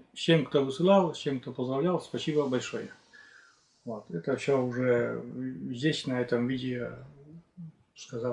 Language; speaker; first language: Russian; native; Russian